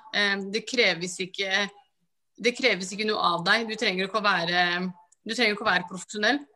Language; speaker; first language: Norwegian; early bilingual, other home language; Somali